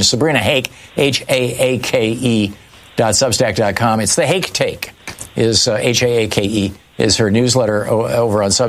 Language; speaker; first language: English; native; English